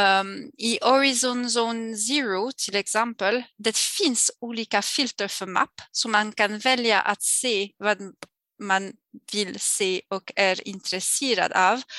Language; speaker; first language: Swedish; non-native, learner; French